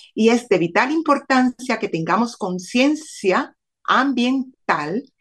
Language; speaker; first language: Spanish; native; Spanish